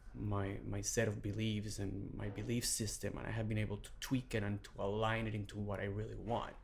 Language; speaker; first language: English; non-native, fluent; Spanish